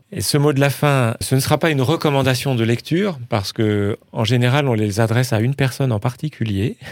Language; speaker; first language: French; native; French